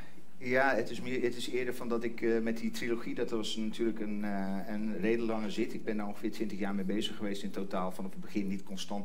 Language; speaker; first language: Dutch; non-native, fluent; English